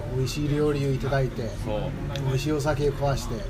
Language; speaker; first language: Japanese; non-native, fluent; English